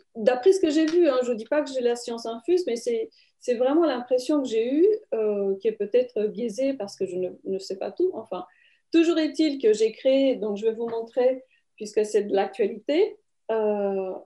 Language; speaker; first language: French; non-native, fluent; Romanian